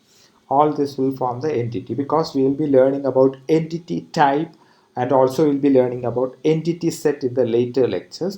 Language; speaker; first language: English; non-native, local second language; Malayalam